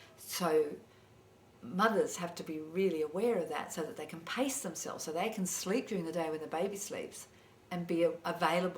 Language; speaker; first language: English; native; English